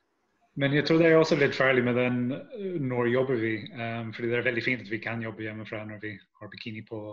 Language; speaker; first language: Norwegian; non-native, fluent; English